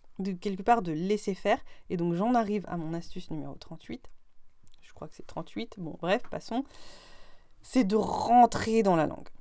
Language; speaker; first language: French; native; French